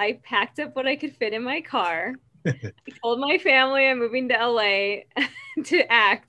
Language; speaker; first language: English; native; English